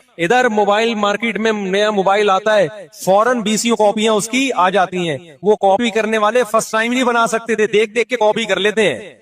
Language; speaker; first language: Urdu; native; Urdu